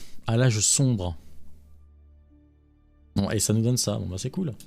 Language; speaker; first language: French; native; French